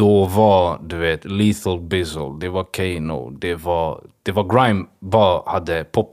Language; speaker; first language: Swedish; early bilingual, other home language; Swahili